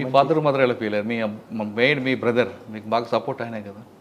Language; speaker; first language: Telugu; native; Telugu